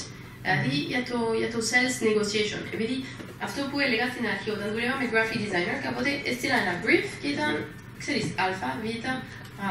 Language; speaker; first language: Greek; non-native, fluent; French